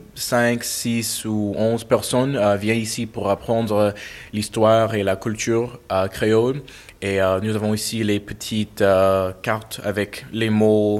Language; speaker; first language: French; non-native, fluent; English